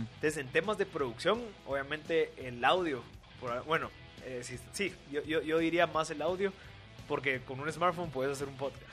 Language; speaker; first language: Spanish; native; Spanish